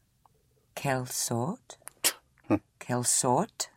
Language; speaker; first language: French; non-native, learner; English